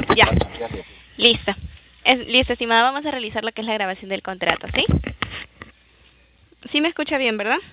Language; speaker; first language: Spanish; native; Spanish